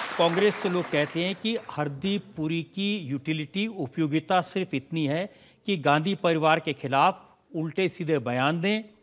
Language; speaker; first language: Hindi; native; Hindi